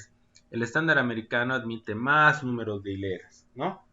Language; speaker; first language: Spanish; native; Spanish